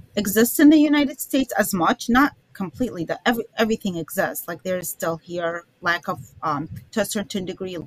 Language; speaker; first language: English; early bilingual, other home language; Arabic